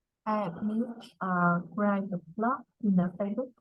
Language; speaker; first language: English; non-native, learner; Vietnamese